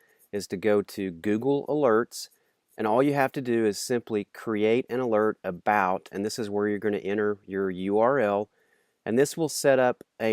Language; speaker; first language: English; native; English